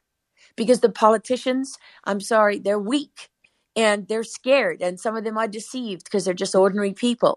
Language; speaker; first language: English; native; English